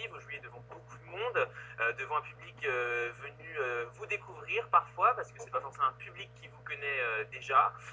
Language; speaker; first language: French; native; French